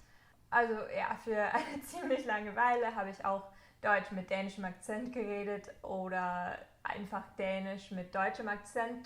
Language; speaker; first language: German; non-native, fluent; English